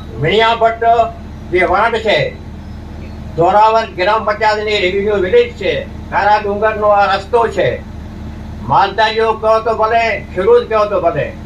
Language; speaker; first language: Gujarati; non-native, local second language; Kachhi